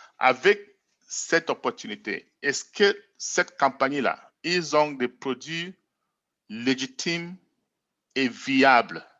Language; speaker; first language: French; non-native, local second language; English